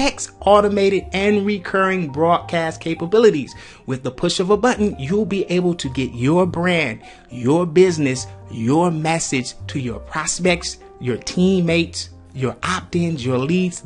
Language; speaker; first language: English; native; English